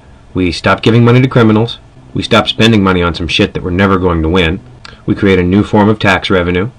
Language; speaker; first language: English; native; English